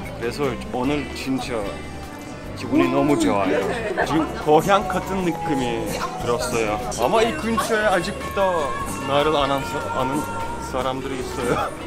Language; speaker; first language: Korean; non-native, learner; Turkish